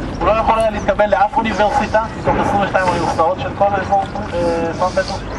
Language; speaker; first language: Hebrew; early bilingual, other home language; Russian